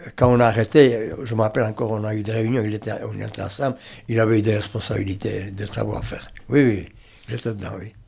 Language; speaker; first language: French; non-native, local second language; Basque